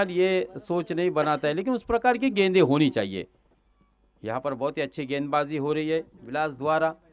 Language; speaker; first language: Hindi; non-native, local second language; Marathi